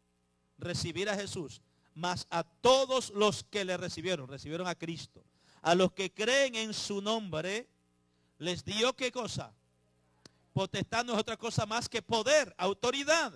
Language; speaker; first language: Spanish; native; Spanish